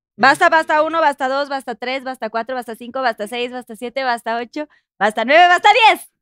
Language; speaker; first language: Spanish; native; Spanish